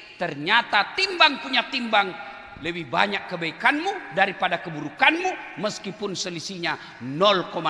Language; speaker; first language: Indonesian; non-native, local second language; Buginese